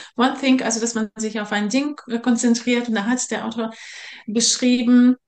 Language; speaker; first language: German; non-native, fluent; Russian